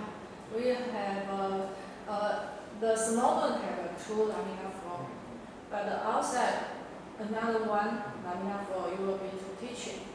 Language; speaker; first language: English; non-native, learner; Chinese